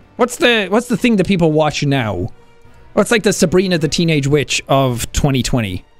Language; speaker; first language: English; native; English